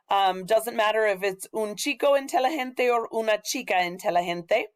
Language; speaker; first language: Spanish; non-native, fluent; English